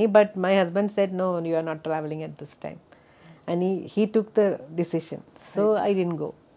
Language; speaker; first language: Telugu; non-native, local second language; Malayalam